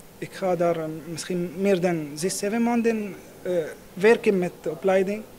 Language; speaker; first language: Dutch; non-native, learner; Arabic